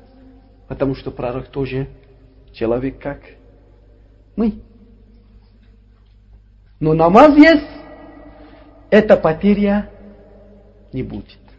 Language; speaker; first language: Russian; non-native, learner; Uzbek